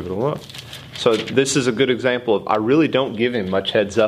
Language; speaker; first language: English; native; English